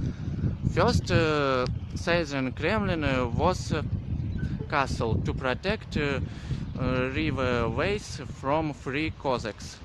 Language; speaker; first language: English; non-native, learner; Russian